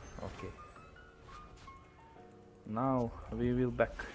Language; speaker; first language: English; non-native, learner; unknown